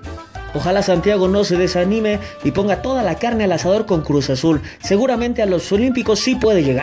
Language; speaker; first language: Spanish; native; Spanish